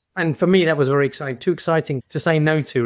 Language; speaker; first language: English; native; English